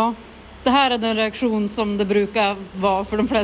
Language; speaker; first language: Swedish; native; Swedish